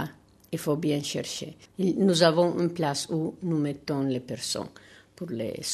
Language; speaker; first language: French; non-native, learner; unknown